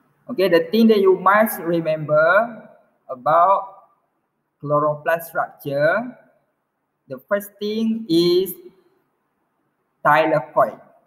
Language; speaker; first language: English; non-native, local second language; Malay